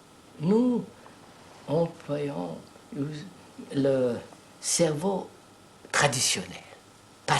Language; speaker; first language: French; non-native, fluent; Telugu